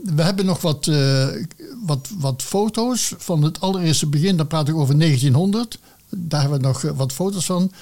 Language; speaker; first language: Dutch; native; Dutch